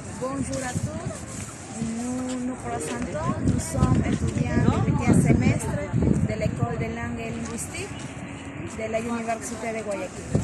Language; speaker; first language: French; non-native, learner; Spanish